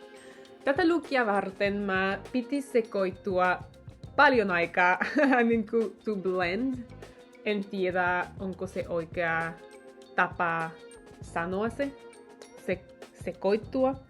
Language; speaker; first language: Finnish; non-native, fluent; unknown